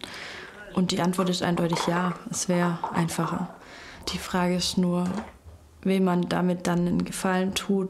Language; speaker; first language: German; native; German